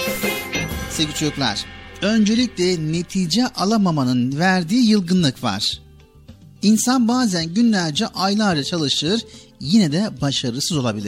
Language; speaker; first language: Turkish; native; Turkish